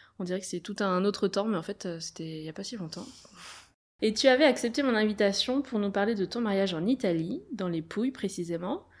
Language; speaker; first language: French; native; French